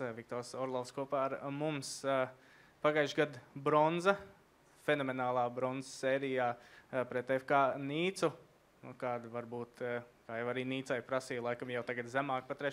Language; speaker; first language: Latvian; native; Latvian